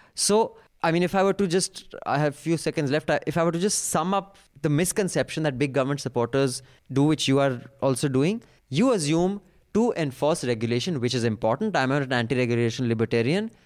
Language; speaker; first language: English; non-native, local second language; Hindi